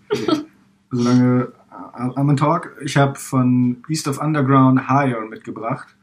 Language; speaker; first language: German; native; German